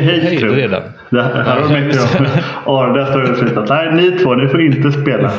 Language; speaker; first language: Swedish; native; Swedish